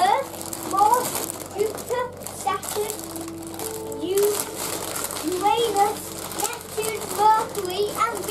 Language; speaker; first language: English; native; English